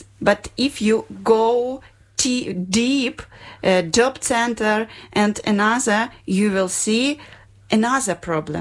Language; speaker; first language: English; non-native, learner; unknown